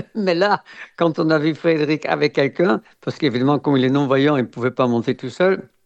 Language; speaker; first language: French; non-native, fluent; Dutch